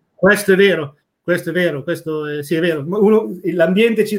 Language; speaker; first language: Italian; native; Italian